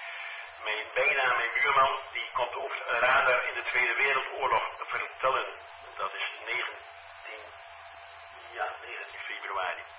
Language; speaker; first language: Dutch; native; Dutch